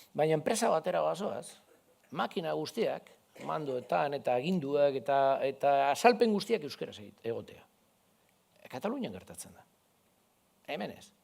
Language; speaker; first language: Basque; non-native, local second language; Spanish